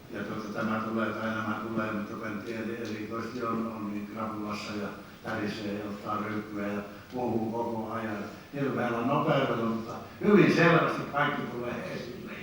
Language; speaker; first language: Finnish; native; Finnish